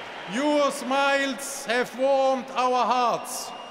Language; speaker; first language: English; non-native, fluent; German